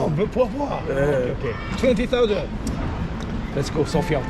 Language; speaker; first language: English; non-native, learner; Korean